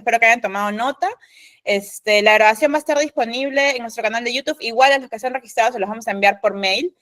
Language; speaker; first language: Spanish; native; Spanish